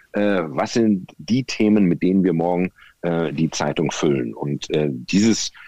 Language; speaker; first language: German; native; German